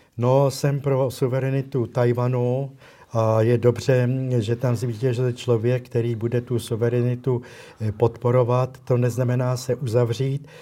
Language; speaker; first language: Czech; native; Czech